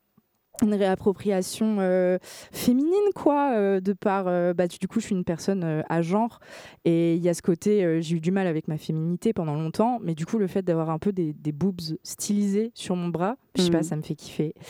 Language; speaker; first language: French; native; French